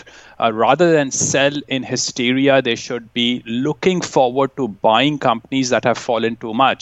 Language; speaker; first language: English; non-native, local second language; Hindi